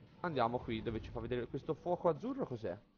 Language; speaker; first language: Italian; native; Italian